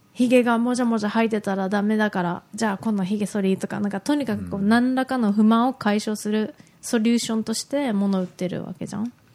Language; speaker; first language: Japanese; early bilingual, heritage; Japanese